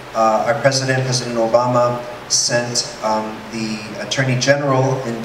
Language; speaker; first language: English; early bilingual, other home language; Spanish